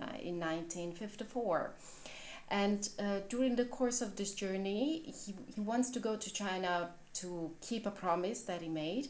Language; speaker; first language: English; non-native, fluent; Italian